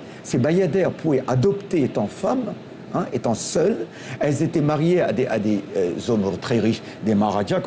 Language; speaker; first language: French; non-native, local second language; Tamil